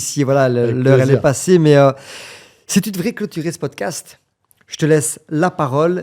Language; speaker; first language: French; native; French